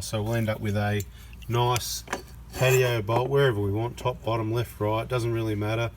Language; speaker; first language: English; native; English